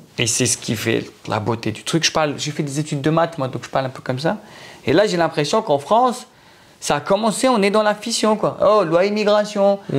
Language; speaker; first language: French; non-native, local second language; Arabic